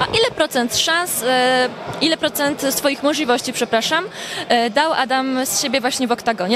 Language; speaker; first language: Polish; native; Polish